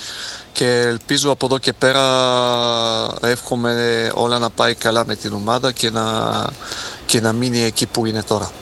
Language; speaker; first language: Greek; non-native, fluent; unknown